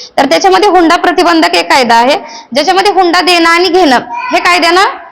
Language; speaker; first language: Marathi; native; Marathi